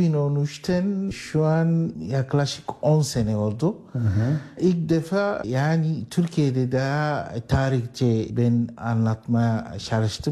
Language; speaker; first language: Turkish; non-native, learner; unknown